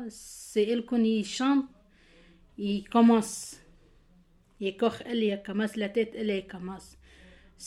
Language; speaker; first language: French; non-native, learner; Kurdish